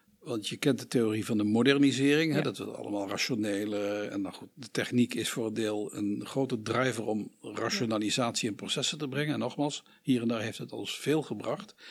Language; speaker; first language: Dutch; native; Dutch